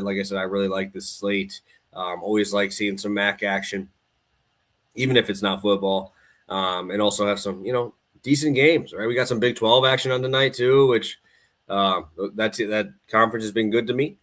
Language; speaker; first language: English; native; English